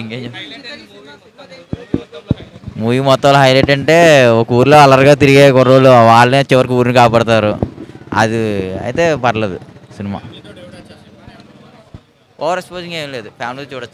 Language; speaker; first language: Telugu; native; Telugu